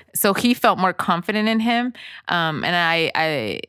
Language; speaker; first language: English; early bilingual, other home language; Spanish